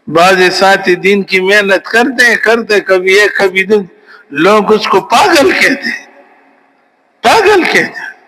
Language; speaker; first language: Urdu; non-native, local second language; Pashto